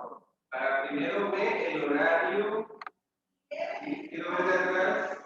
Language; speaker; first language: Spanish; native; Spanish